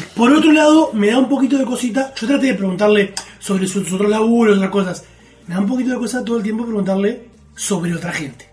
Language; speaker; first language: Spanish; native; Spanish